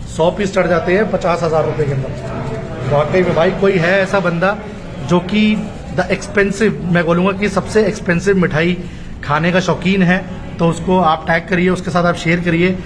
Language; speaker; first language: Hindi; non-native, local second language; Marathi